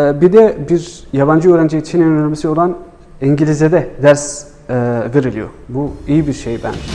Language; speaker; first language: Turkish; non-native, learner; Arabic